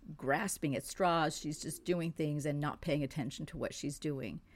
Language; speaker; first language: English; non-native, fluent; French